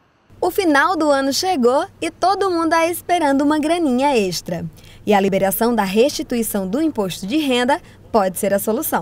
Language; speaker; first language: Portuguese; native; Portuguese